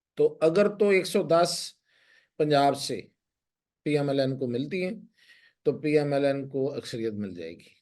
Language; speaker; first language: Urdu; non-native, local second language; Punjabi